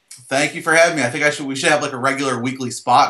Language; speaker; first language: English; native; English